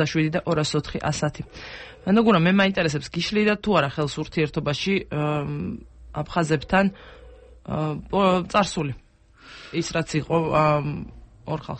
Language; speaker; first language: Georgian; native; Georgian